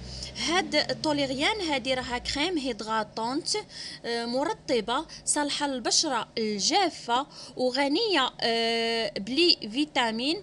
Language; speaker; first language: Arabic; native; Arabic